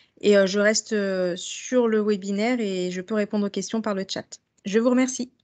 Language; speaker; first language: French; native; French